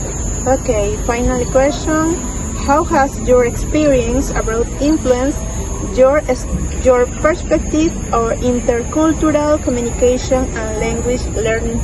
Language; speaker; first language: English; non-native, fluent; Spanish